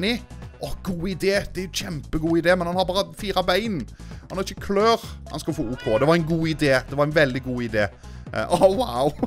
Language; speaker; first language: Norwegian; native; Norwegian